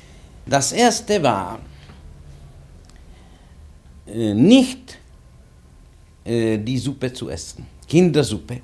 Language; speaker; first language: German; non-native, fluent; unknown